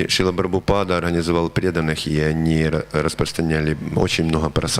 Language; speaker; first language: Russian; native; Russian